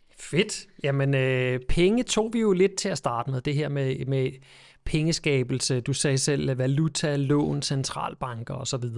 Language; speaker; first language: Danish; native; Danish